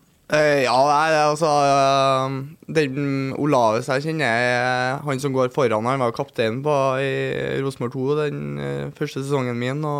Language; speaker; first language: Norwegian; native; Norwegian